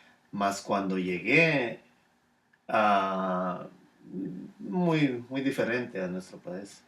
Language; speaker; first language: Spanish; native; Spanish